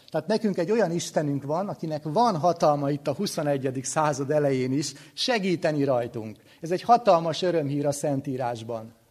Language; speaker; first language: Hungarian; native; Hungarian